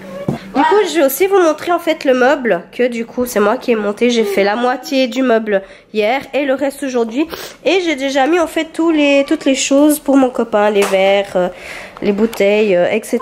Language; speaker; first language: French; early bilingual, other home language; Portuguese